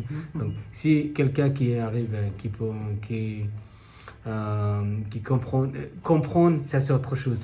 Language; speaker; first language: French; non-native, learner; Bangla